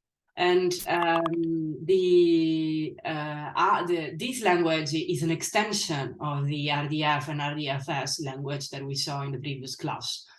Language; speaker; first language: English; non-native, fluent; Italian